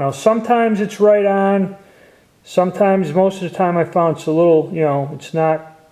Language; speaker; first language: English; native; English